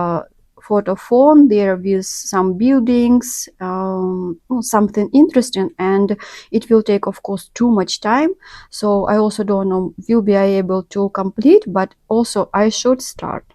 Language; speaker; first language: English; non-native, learner; Russian